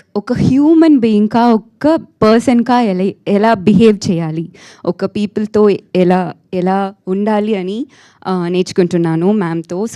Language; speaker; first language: Telugu; non-native, learner; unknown